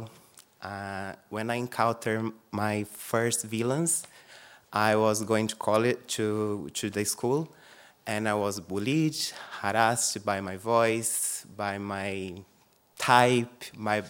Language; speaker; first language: English; non-native, fluent; Portuguese